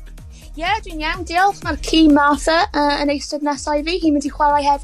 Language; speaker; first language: Welsh; non-native, local second language; English